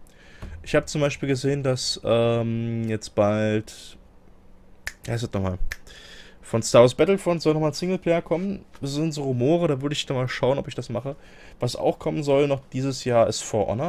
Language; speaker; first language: German; native; German